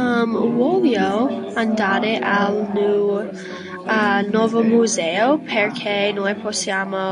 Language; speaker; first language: Italian; non-native, learner; English